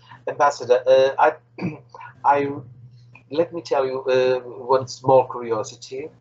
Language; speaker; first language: English; non-native, fluent; Portuguese